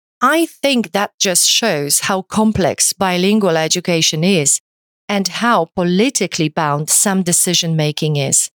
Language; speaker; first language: English; non-native, fluent; Polish